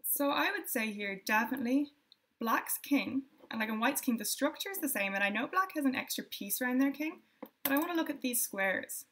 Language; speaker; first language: English; native; English